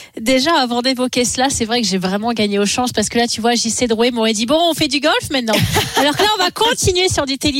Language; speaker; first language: French; native; French